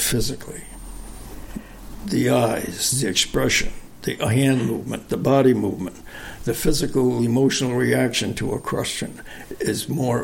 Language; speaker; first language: English; native; English